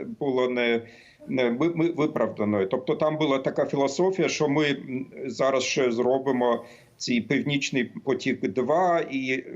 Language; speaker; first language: Ukrainian; non-native, fluent; German